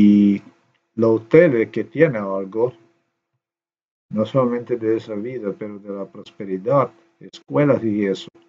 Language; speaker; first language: Spanish; non-native, learner; Slovenian